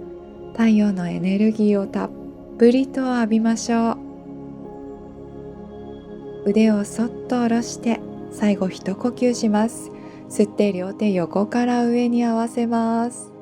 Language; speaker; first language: Japanese; native; Japanese